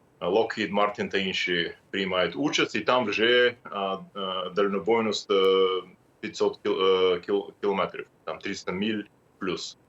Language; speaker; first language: Ukrainian; non-native, fluent; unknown